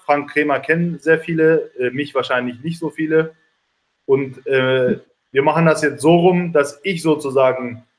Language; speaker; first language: German; early bilingual, other home language; Turkish